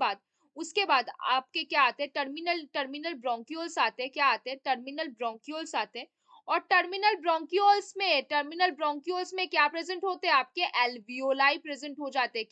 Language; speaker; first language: Hindi; native; Hindi